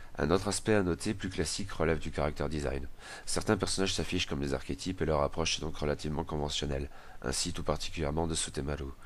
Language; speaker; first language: French; native; French